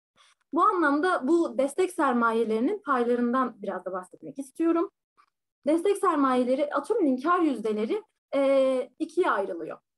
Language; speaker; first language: Turkish; native; Turkish